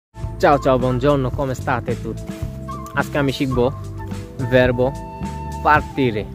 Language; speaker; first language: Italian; non-native, learner; Bangla